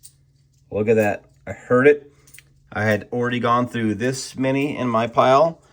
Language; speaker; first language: English; native; English